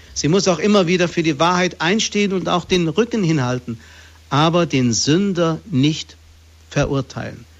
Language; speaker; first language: German; native; German